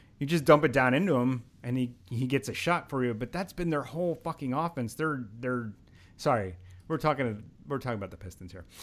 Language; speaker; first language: English; native; English